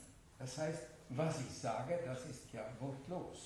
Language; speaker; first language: German; non-native, fluent; Hungarian